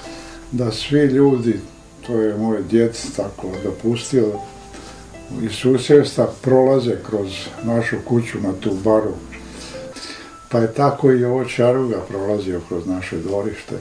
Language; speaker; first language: Serbian; native; Serbian